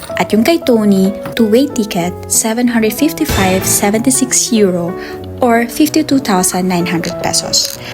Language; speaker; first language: Filipino; native; Filipino